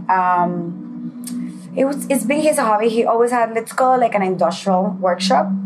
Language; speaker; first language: English; early bilingual, other home language; Spanish